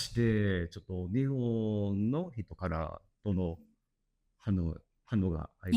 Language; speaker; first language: Japanese; non-native, learner; English